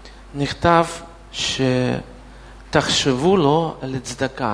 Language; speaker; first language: Hebrew; non-native, fluent; Russian